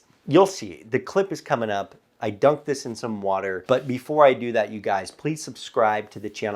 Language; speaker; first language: English; native; English